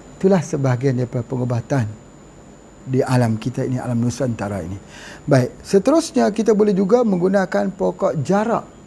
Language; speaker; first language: Malay; native; Malay